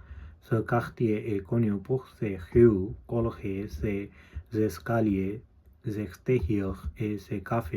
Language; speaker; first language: French; non-native, learner; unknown